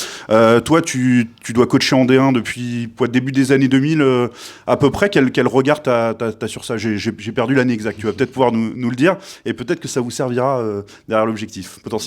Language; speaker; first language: French; native; French